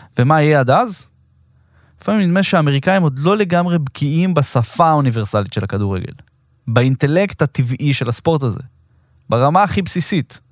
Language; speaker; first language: Hebrew; native; Hebrew